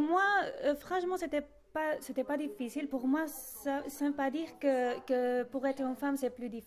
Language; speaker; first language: French; non-native, fluent; Spanish